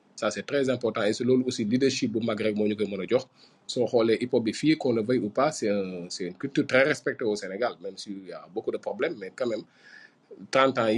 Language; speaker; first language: French; non-native, local second language; Fula